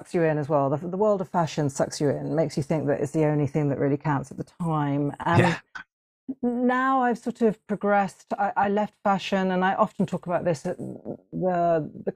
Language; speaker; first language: English; native; English